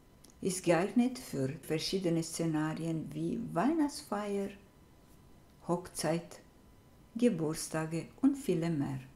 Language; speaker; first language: German; non-native, fluent; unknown